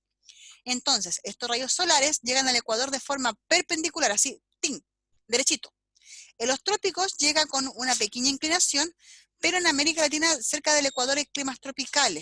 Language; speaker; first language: Spanish; native; Spanish